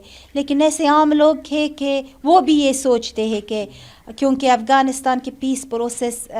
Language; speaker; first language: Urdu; non-native, learner; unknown